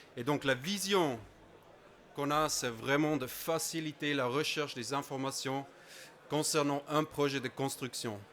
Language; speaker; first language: French; non-native, local second language; German